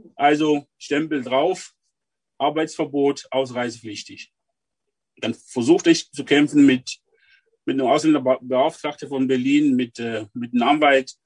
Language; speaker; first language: German; non-native, fluent; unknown